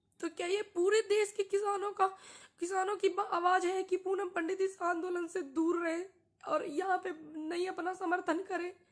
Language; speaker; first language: Hindi; native; Hindi